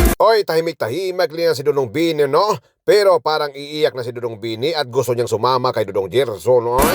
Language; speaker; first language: Filipino; non-native, local second language; Cebuano